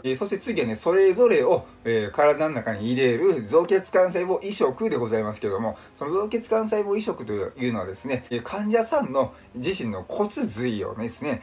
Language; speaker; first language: Japanese; native; Japanese